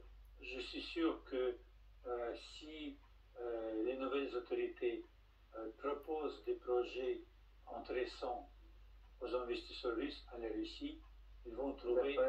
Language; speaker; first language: French; non-native, fluent; Russian